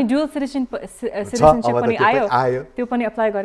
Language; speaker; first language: Nepali; early bilingual, heritage; English